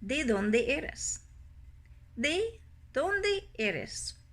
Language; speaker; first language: Spanish; non-native, fluent; English